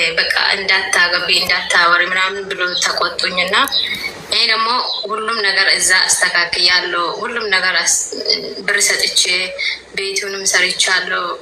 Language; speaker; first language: Amharic; non-native, local second language; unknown